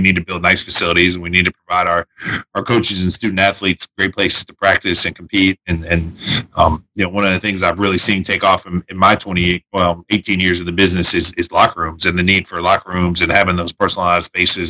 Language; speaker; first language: English; native; English